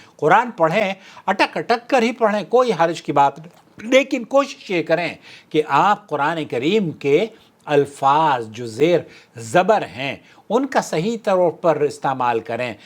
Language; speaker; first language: Urdu; native; Urdu